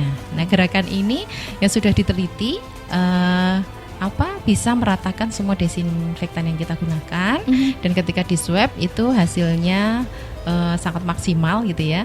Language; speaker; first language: Indonesian; native; Indonesian